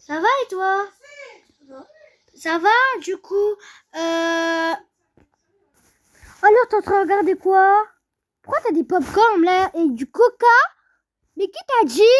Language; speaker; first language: French; native; French